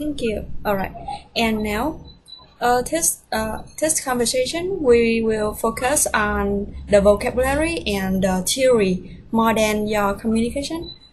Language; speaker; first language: English; non-native, fluent; Vietnamese